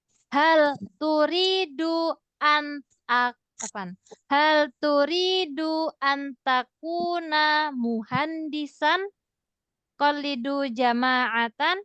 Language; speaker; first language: Arabic; non-native, fluent; Indonesian